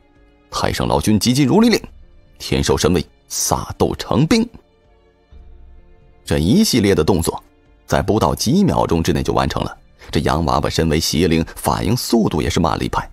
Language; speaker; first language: Chinese; native; Chinese